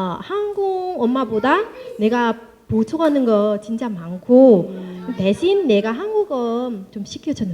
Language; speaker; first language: Korean; non-native, learner; Vietnamese